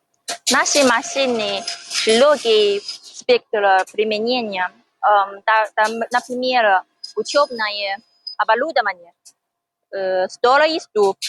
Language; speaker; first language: Russian; non-native, learner; Chinese